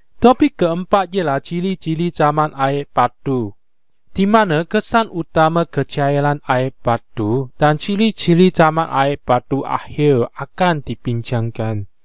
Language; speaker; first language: Malay; non-native, local second language; Chinese